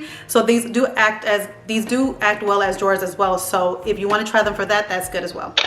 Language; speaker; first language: English; native; English